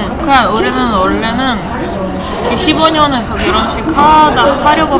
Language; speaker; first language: Korean; non-native, learner; Russian